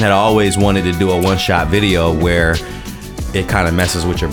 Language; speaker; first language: English; early bilingual, other home language; Japanese